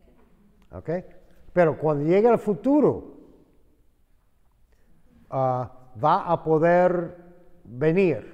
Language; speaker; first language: Spanish; non-native, fluent; English